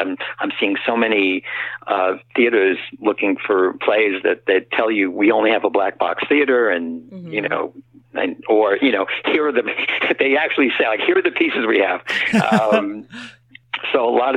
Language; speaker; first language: English; native; English